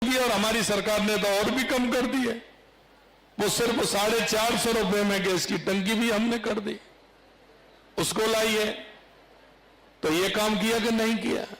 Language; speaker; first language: Hindi; native; Hindi